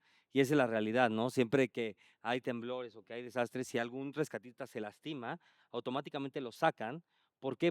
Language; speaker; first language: Spanish; native; Spanish